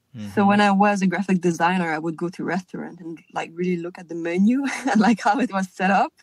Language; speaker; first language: English; non-native, fluent; French